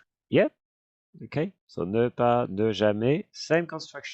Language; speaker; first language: French; non-native, fluent; English